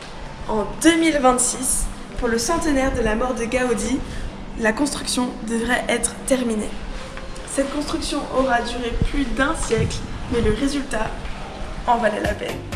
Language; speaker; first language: French; native; French